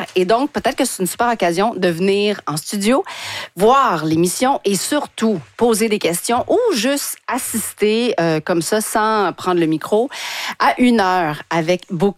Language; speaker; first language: French; native; French